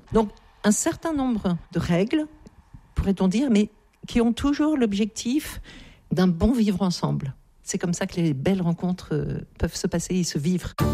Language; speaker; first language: French; native; French